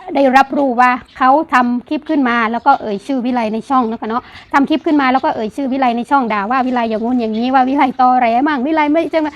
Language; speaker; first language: Thai; non-native, local second language; Northeastern Thai